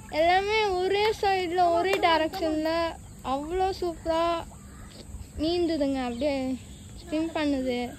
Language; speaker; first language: Tamil; non-native, local second language; Telugu